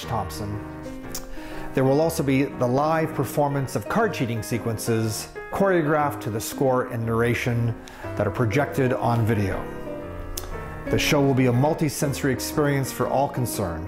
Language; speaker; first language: English; native; English